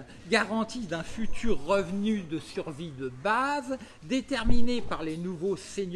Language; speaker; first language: French; native; French